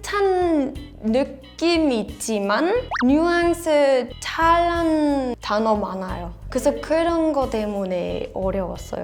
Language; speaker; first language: Korean; non-native, fluent; Danish